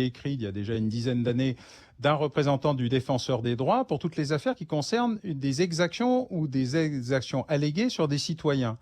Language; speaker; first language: French; native; French